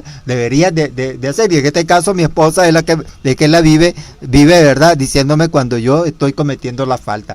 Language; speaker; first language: Spanish; native; Spanish